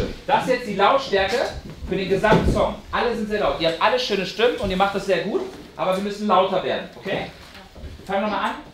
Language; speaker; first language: German; native; German